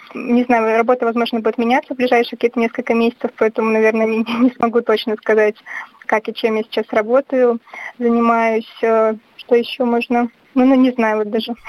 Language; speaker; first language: Russian; native; Russian